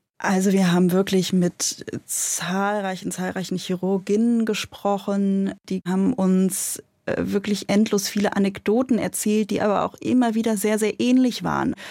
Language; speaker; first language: German; native; German